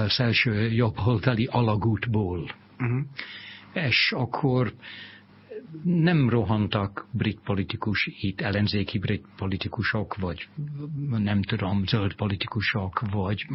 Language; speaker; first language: Hungarian; non-native, fluent; English